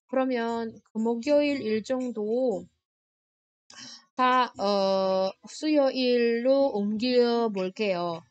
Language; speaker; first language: Korean; non-native, fluent; Indonesian